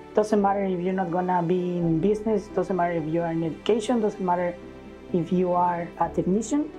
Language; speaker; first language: English; non-native, fluent; Spanish